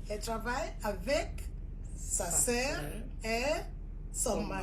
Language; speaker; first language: French; non-native, fluent; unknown